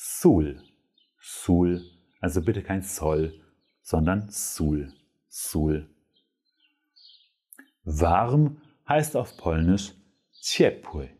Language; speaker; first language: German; non-native, fluent; Polish